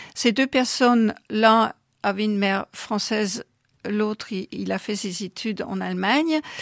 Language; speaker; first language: French; non-native, fluent; German